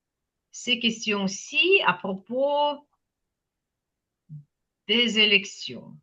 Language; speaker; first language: French; non-native, fluent; Ukrainian